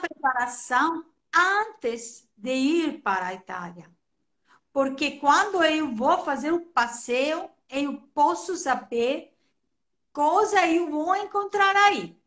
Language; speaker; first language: Portuguese; non-native, fluent; Italian